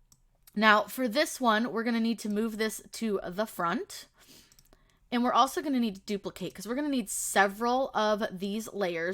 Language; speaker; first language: English; native; English